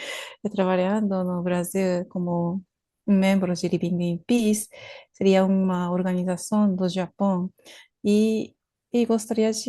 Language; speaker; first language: Portuguese; non-native, learner; Japanese